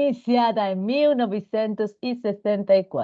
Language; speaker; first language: Portuguese; non-native, learner; Spanish